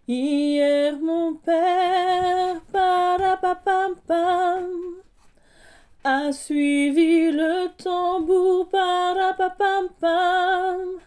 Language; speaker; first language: French; native; French